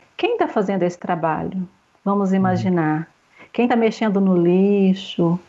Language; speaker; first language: Portuguese; native; Portuguese